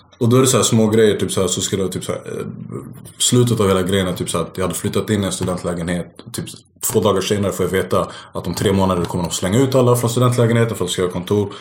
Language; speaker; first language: Swedish; early bilingual, other home language; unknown